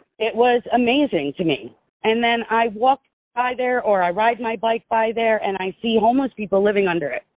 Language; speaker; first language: English; native; English